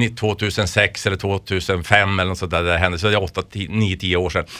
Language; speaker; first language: Swedish; native; Swedish